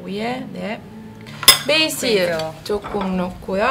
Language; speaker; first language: Korean; non-native, learner; Italian